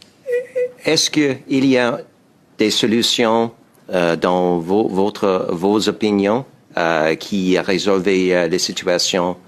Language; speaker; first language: French; non-native, learner; English